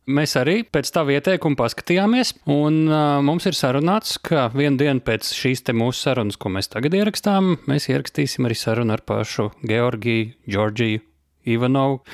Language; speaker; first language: Latvian; native; Latvian